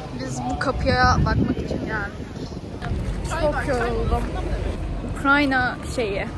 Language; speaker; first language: Turkish; early bilingual, heritage; Turkish